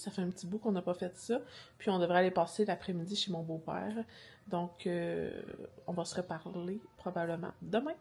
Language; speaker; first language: French; native; French